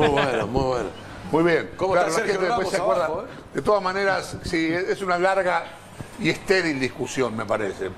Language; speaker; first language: Spanish; native; Spanish